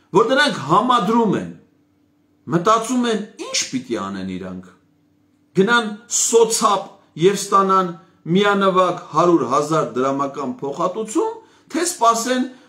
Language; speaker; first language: Armenian; native; Armenian